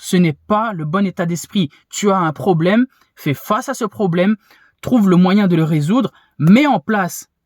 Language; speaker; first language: French; native; French